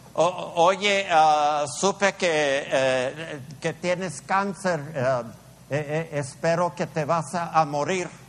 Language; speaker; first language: Spanish; early bilingual, heritage; Spanish